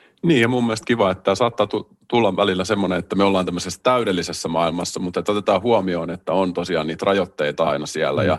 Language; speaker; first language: Finnish; native; Finnish